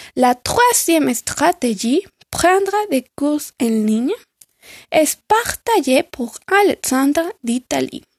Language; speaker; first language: French; non-native, learner; Spanish